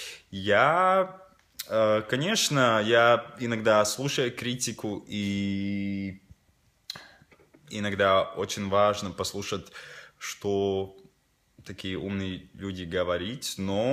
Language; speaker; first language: Russian; non-native, local second language; Latvian